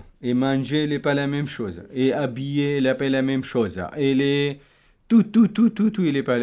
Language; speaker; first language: French; non-native, learner; Kurdish